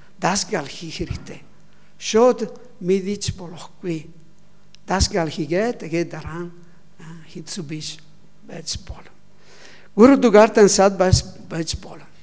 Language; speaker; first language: Mongolian; non-native, learner; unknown